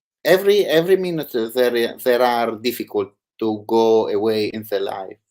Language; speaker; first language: English; non-native, learner; Italian